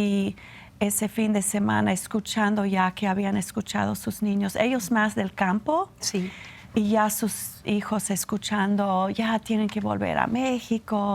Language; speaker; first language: Spanish; non-native, fluent; English